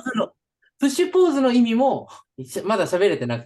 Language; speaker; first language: Japanese; native; Japanese